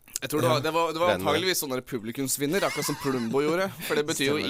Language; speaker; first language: Norwegian; native; Norwegian